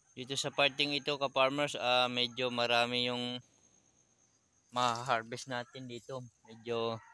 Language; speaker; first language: Filipino; non-native, local second language; Bikol